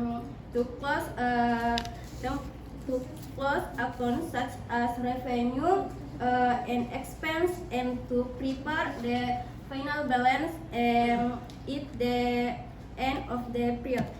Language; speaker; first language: English; non-native, learner; Indonesian